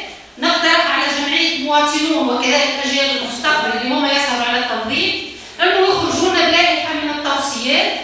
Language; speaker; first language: Arabic; native; Arabic